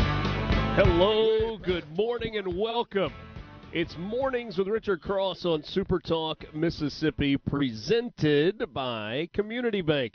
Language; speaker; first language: English; native; English